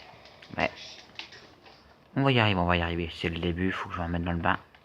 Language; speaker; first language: French; native; French